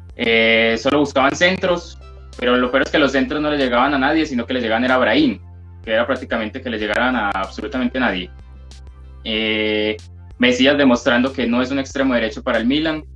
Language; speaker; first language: Spanish; native; Spanish